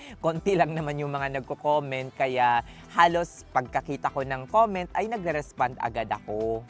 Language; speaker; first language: Filipino; native; Filipino